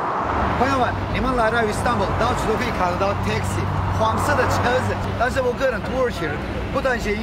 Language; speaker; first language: Chinese; non-native, fluent; Turkish